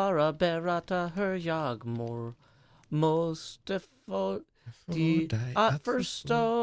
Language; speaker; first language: Swedish; non-native, learner; English